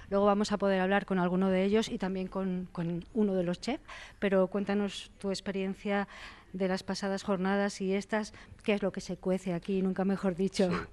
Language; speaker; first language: Spanish; native; Spanish